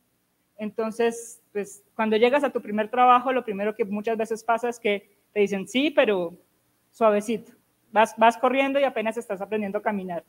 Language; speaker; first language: Spanish; native; Spanish